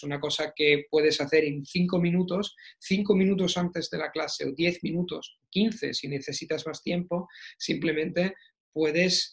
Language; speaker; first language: Spanish; non-native, fluent; Italian